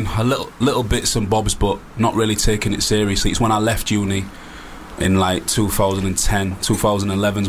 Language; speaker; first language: English; native; English